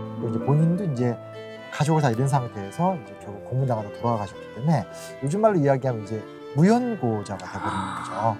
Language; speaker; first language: Korean; native; Korean